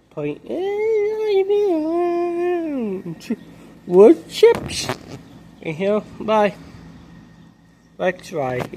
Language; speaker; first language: English; non-native, learner; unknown